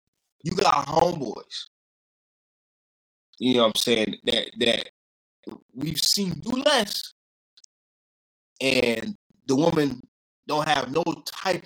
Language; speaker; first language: English; native; English